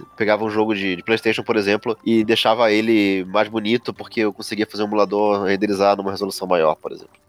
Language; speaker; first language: Portuguese; native; Portuguese